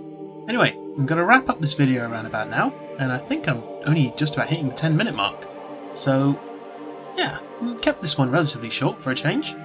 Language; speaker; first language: English; native; English